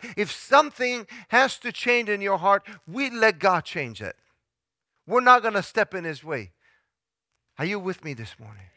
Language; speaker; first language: English; early bilingual, other home language; Italian